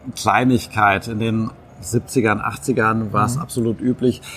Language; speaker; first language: German; native; German